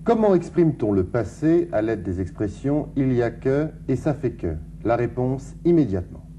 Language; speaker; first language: French; native; French